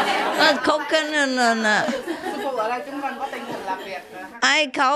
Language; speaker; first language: German; non-native, learner; Vietnamese